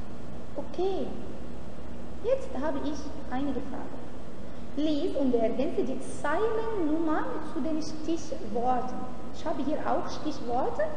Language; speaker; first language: German; non-native, fluent; Arabic